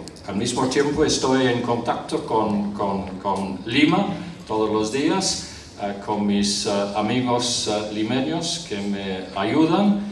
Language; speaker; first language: Spanish; non-native, fluent; English